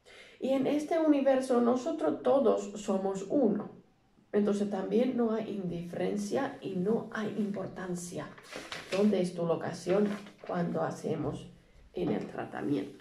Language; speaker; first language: Spanish; non-native, learner; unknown